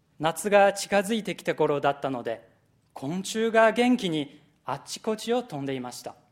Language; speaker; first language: Japanese; non-native, fluent; Chinese